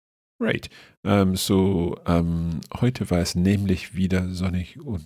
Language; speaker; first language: German; non-native, fluent; English